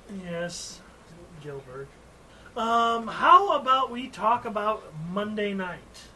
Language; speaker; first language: English; native; English